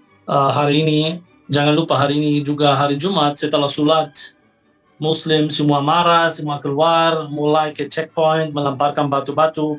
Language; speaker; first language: Indonesian; non-native, fluent; Arabic